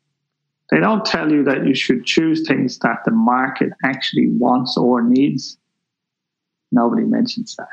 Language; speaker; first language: English; native; English